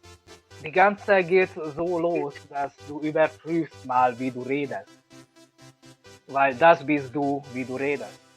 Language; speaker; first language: German; non-native, learner; Hungarian